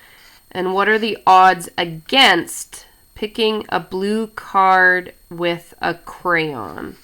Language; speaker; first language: English; native; English